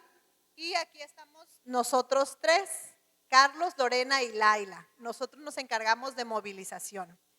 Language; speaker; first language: Spanish; native; Spanish